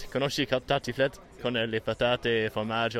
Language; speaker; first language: Italian; non-native, learner; English